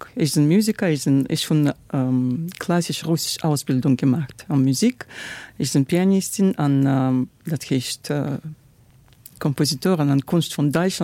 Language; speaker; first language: German; non-native, learner; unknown